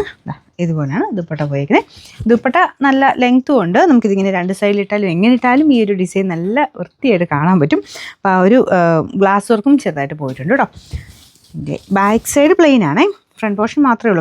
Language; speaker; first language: Malayalam; native; Malayalam